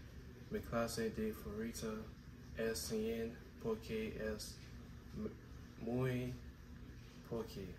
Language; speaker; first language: Spanish; non-native, learner; English